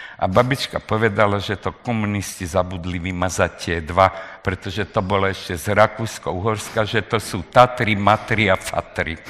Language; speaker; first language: Slovak; non-native, local second language; Hungarian